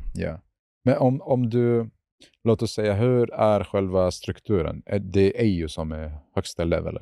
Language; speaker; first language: Swedish; non-native, fluent; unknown